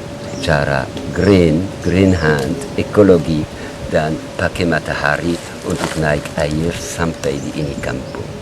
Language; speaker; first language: Indonesian; non-native, learner; French